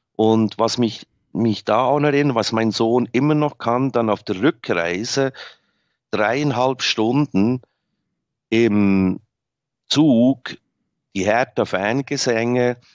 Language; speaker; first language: German; native; German